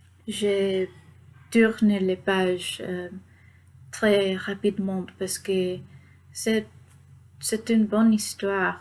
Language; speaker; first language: French; non-native, learner; Spanish